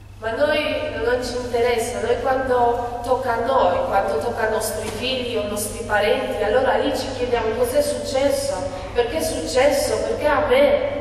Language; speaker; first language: Italian; non-native, fluent; Polish